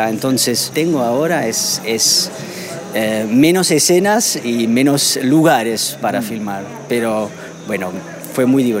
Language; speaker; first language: Spanish; non-native, learner; Dutch